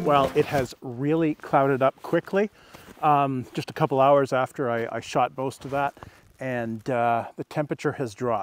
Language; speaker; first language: English; native; English